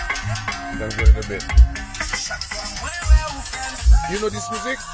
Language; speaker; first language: English; non-native, learner; Haitian Creole